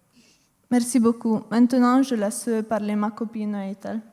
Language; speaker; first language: French; non-native, learner; Italian